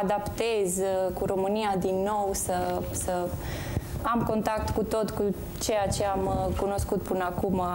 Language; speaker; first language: Romanian; early bilingual, heritage; Romanian